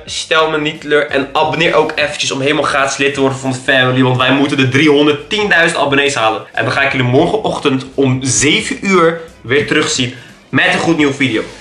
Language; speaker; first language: Dutch; native; Dutch